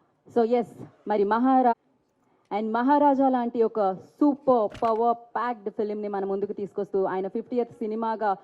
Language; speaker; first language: Telugu; native; Telugu